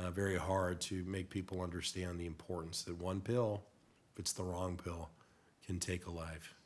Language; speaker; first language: English; native; English